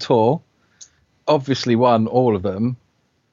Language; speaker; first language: English; native; English